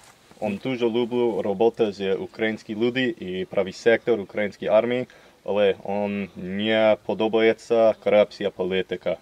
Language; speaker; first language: Ukrainian; non-native, learner; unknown